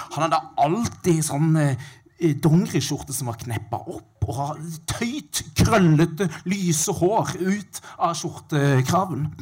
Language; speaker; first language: Norwegian; native; Norwegian